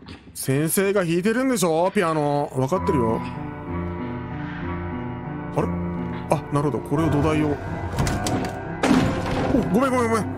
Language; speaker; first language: Japanese; native; Japanese